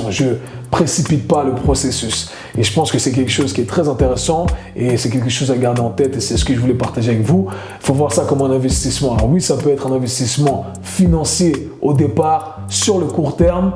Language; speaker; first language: French; native; French